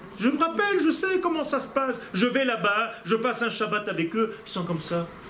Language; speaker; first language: French; non-native, fluent; Hebrew